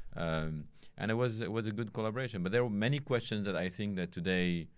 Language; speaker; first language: English; non-native, fluent; Arabic